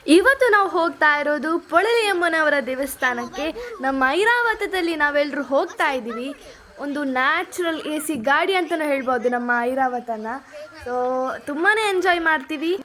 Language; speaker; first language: Kannada; non-native, local second language; Tulu